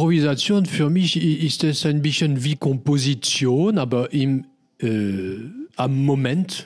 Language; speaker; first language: German; non-native, learner; French